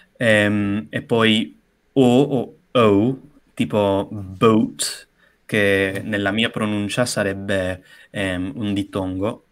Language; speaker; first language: Italian; non-native, fluent; English